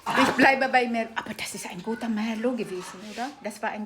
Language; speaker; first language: German; non-native, fluent; Filipino